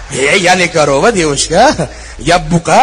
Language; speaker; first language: Russian; non-native, learner; Uzbek